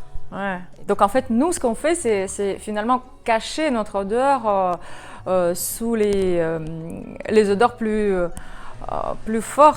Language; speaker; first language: French; non-native, fluent; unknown